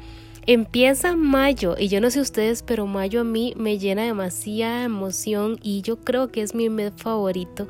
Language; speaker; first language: Spanish; native; Spanish